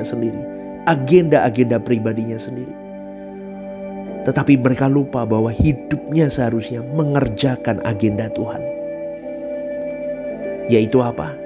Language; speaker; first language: Indonesian; native; Indonesian